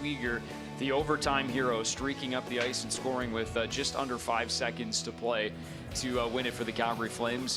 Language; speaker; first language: English; native; English